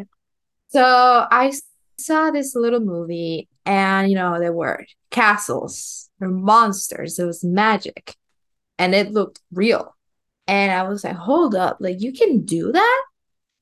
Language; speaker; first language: English; non-native, fluent; Spanish